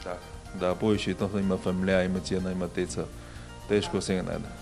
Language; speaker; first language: Macedonian; non-native, learner; Chinese